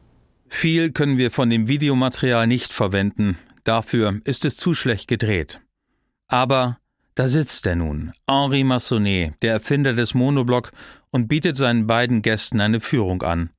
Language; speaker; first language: German; native; German